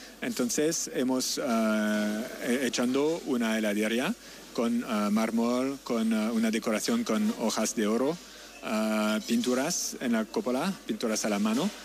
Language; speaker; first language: Spanish; non-native, learner; French